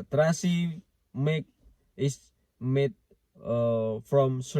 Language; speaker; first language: English; non-native, learner; Indonesian